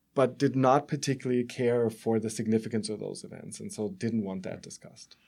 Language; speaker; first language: English; non-native, fluent; German